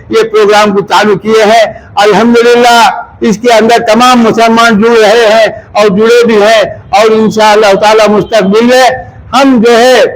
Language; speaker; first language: Urdu; native; Urdu